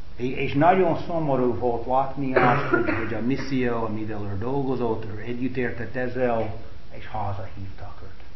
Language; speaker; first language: Hungarian; non-native, fluent; English